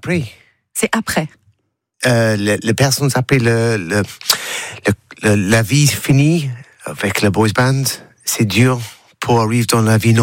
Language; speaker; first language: French; non-native, learner; English